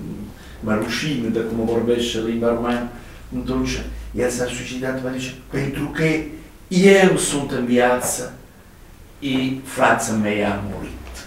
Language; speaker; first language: Romanian; non-native, learner; Italian